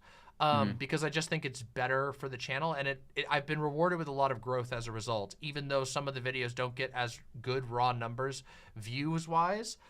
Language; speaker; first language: English; native; English